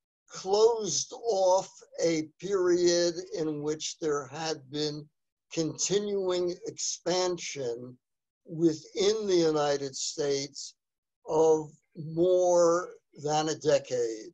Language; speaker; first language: English; native; English